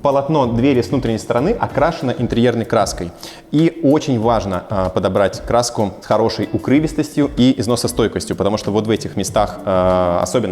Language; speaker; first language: Russian; native; Russian